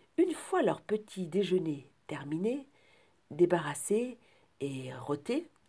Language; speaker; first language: French; native; French